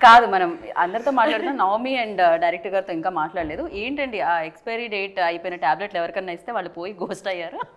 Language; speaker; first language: Telugu; native; Telugu